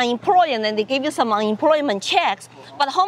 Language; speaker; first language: English; non-native, fluent; Chinese